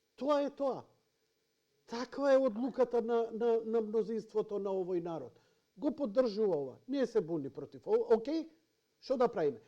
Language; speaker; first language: Macedonian; native; Macedonian